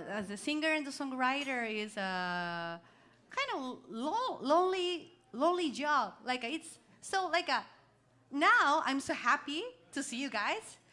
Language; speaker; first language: English; non-native, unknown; Japanese